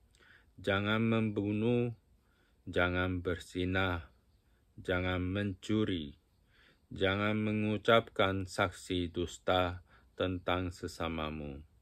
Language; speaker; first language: Indonesian; non-native, fluent; Japanese